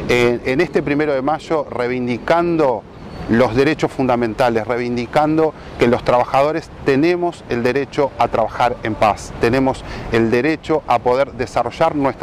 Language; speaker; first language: Spanish; native; Spanish